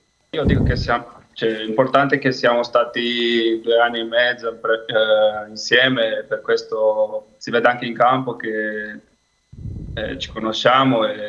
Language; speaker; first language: Italian; non-native, fluent; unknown